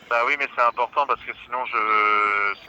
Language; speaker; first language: French; native; French